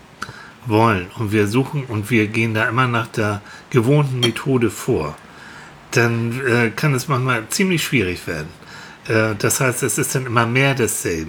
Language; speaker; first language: German; native; German